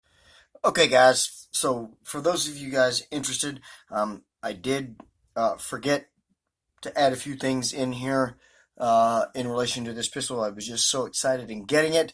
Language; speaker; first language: English; native; English